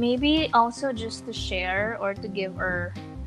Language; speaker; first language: English; non-native, local second language; Filipino